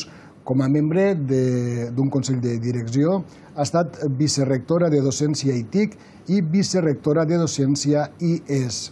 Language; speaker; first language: Catalan; native; Catalan